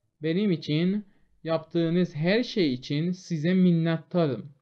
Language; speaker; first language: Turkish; non-native, fluent; Persian